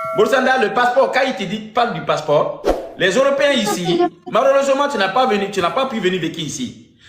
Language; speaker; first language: French; non-native, local second language; Fula